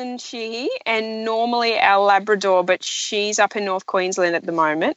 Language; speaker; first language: English; native; English